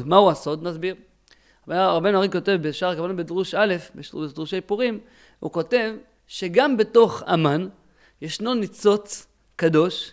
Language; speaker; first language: Hebrew; native; Hebrew